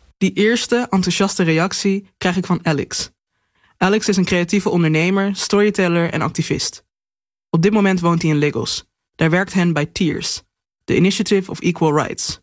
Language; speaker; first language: Dutch; native; Dutch